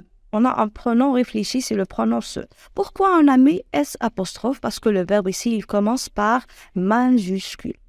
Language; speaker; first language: French; non-native, local second language; Arabic